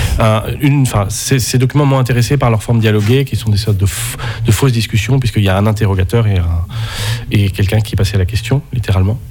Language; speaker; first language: French; native; French